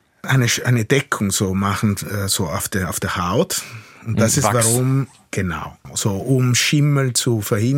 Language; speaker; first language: German; non-native, fluent; Italian